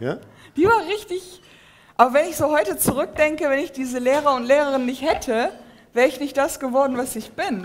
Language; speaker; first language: German; early bilingual, other home language; Turkish